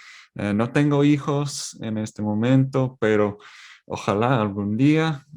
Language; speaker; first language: Spanish; non-native, learner; English